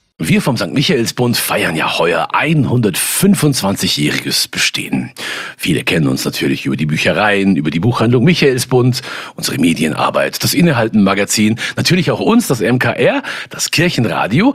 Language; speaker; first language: German; native; German